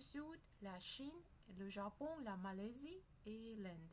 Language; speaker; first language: French; non-native, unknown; Russian